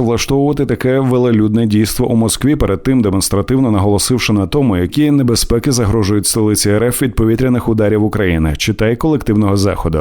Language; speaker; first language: Ukrainian; native; Ukrainian